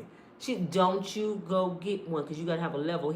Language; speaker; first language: English; native; English